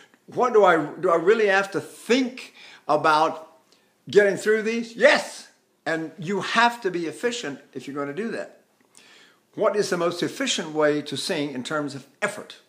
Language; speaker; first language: English; native; English